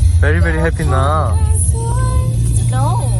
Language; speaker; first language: English; non-native, learner; Korean